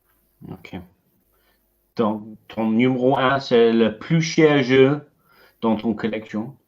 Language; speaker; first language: French; non-native, learner; English